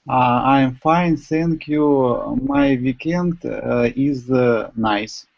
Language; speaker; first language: English; non-native, learner; Russian